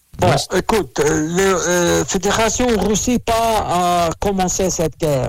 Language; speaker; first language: French; non-native, learner; Russian